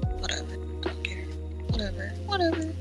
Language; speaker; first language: English; native; English